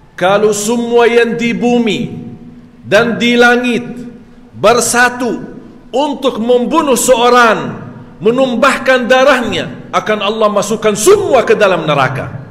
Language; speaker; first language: Malay; non-native, fluent; Arabic